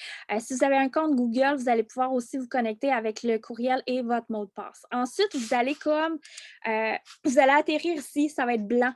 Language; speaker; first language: French; native; French